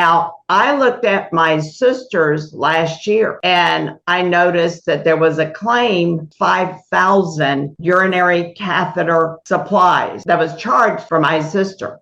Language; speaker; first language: English; native; English